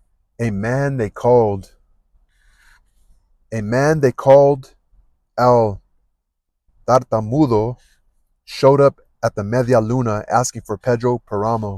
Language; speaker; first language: English; native; English